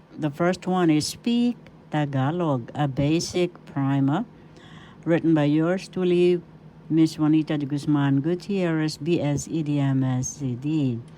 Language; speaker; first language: English; non-native, local second language; Filipino